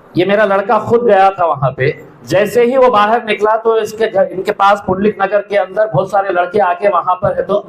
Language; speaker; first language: Hindi; non-native, local second language; Urdu